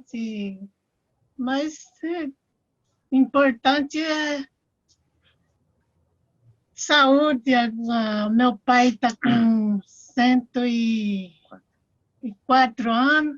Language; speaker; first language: Portuguese; non-native, local second language; Guarani